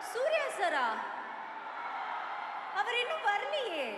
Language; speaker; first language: Tamil; native; Tamil